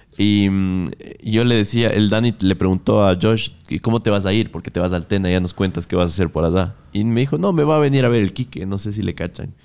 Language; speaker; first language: Spanish; native; Spanish